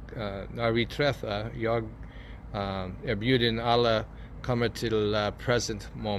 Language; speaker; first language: Swedish; non-native, learner; English